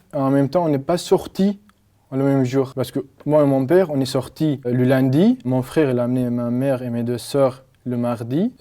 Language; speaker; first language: French; non-native, learner; Arabic